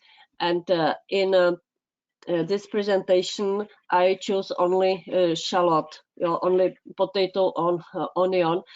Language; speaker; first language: English; non-native, fluent; Czech